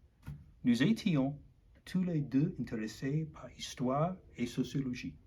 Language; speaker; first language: French; non-native, learner; English